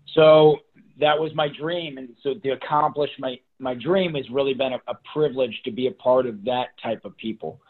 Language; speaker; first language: English; native; English